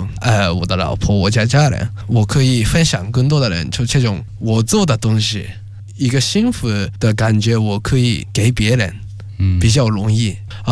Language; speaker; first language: Chinese; non-native, fluent; Japanese